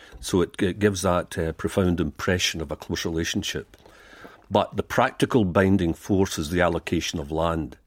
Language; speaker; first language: English; native; English